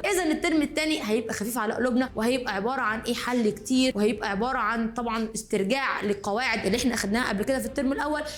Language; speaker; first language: Arabic; native; Arabic